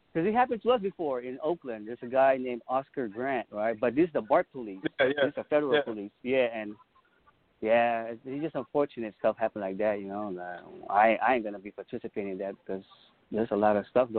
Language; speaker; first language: English; non-native, local second language; Pampanga